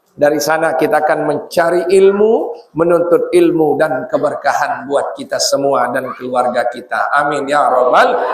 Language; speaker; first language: Indonesian; non-native, local second language; Sasak